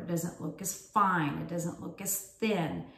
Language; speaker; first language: English; native; English